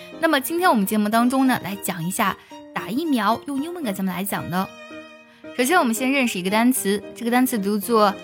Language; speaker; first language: Chinese; native; Chinese